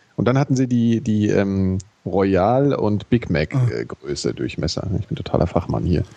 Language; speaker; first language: German; native; German